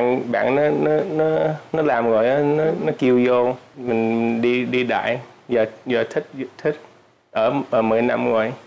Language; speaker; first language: Vietnamese; early bilingual, heritage; Vietnamese